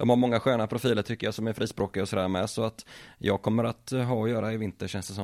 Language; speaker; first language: Swedish; native; Swedish